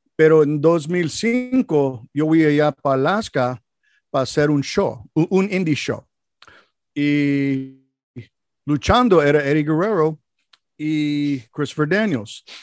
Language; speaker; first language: Spanish; non-native, learner; English